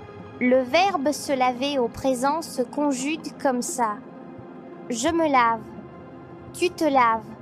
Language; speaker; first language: French; non-native, local second language; Arabic